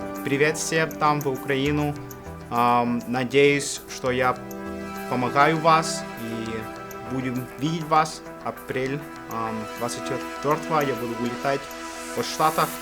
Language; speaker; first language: Russian; non-native, local second language; English